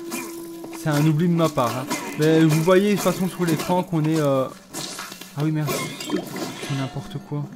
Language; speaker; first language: French; native; French